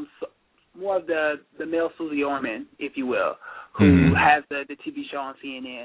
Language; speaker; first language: English; native; English